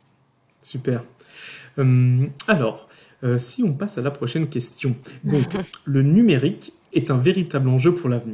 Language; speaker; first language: French; native; French